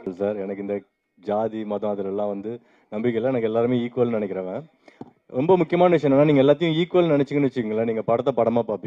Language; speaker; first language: Tamil; native; Tamil